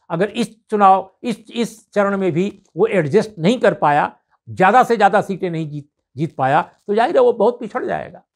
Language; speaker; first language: Hindi; native; Hindi